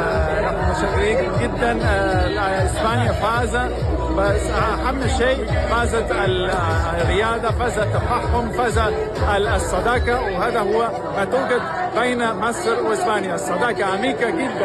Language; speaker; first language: Arabic; non-native, fluent; Spanish